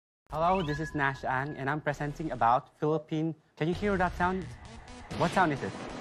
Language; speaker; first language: English; non-native, local second language; Filipino